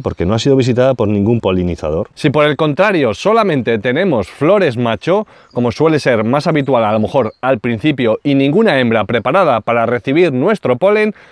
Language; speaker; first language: Spanish; native; Spanish